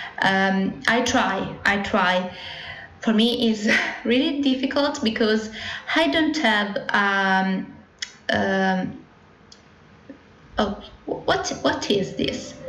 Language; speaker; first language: English; non-native, learner; Italian